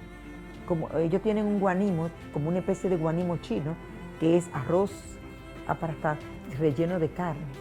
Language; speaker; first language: Spanish; early bilingual, other home language; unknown